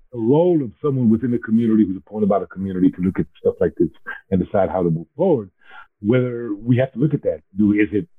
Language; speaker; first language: English; native; English